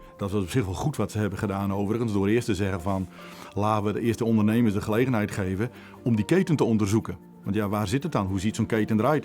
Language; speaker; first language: Dutch; native; Dutch